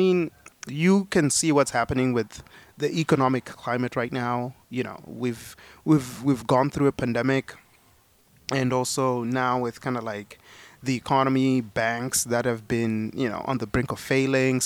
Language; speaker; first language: English; non-native, local second language; Shona